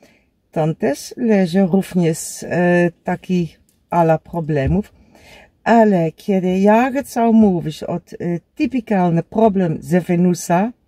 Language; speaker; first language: Polish; non-native, learner; Dutch